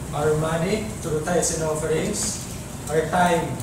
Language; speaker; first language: English; non-native, local second language; Filipino